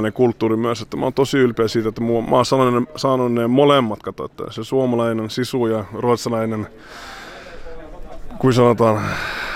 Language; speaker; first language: Finnish; early bilingual, heritage; Finnish